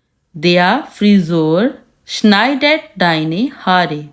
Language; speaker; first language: German; non-native, learner; Urdu